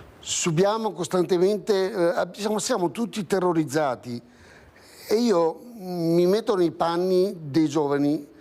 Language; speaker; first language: Italian; native; Italian